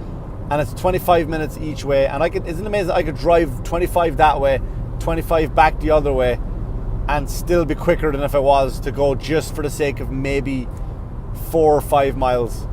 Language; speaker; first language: English; native; English